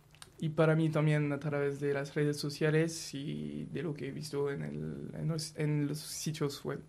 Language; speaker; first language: Spanish; non-native, learner; French